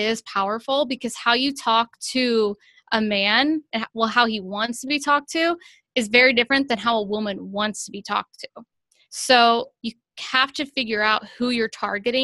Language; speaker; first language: English; native; English